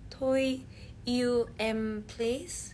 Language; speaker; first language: English; non-native, learner; Korean